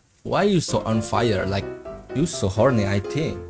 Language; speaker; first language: English; non-native, learner; Indonesian